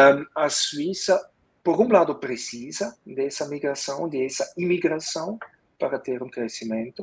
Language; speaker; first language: Portuguese; non-native, fluent; Swiss German